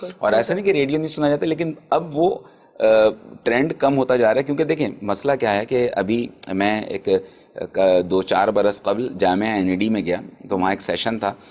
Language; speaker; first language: Urdu; native; Urdu